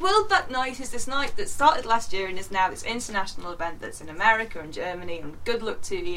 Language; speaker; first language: English; native; English